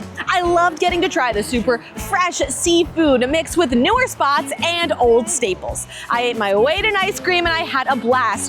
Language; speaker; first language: English; native; English